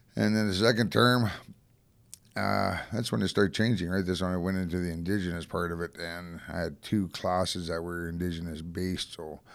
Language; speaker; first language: English; native; English